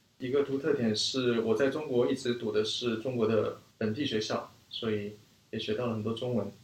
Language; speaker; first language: Chinese; early bilingual, other home language; Korean